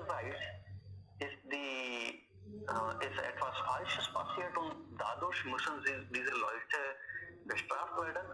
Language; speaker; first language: German; non-native, learner; Hindi